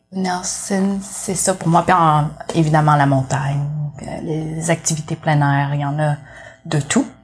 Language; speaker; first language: French; early bilingual, other home language; Vietnamese